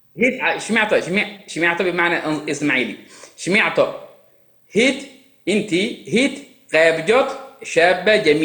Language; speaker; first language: Arabic; non-native, local second language; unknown